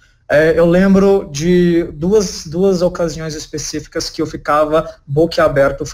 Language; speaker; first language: Portuguese; native; Portuguese